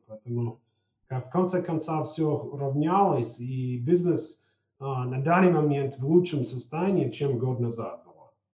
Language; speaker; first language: Russian; non-native, fluent; English